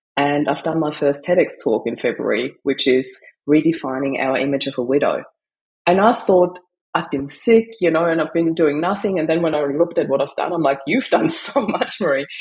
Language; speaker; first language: English; non-native, fluent; German